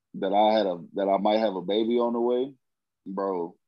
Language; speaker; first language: English; native; English